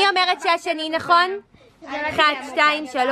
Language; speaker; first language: Hebrew; native; Hebrew